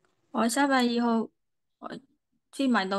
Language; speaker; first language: Chinese; non-native, learner; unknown